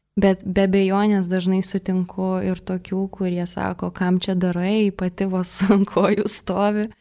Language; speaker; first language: Lithuanian; early bilingual, heritage; Russian